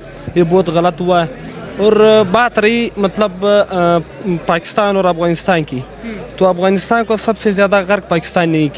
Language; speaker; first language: Hindi; non-native, local second language; Pashto